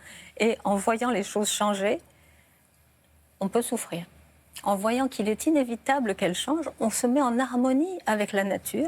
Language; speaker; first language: French; native; French